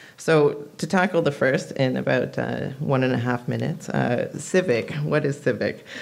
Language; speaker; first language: English; native; English